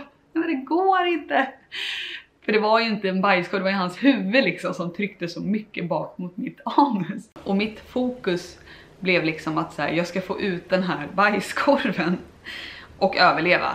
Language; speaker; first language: Swedish; native; Swedish